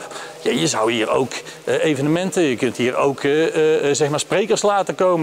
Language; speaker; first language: Dutch; native; Dutch